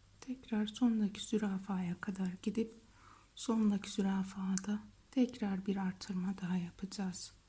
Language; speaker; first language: Turkish; native; Turkish